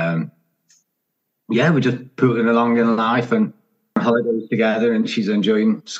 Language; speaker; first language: English; native; English